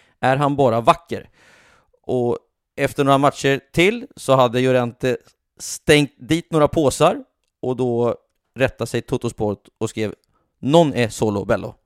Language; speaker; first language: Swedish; native; Swedish